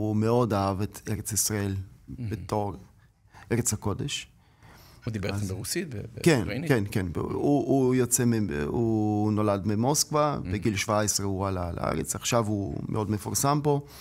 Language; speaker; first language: Hebrew; non-native, fluent; Ukrainian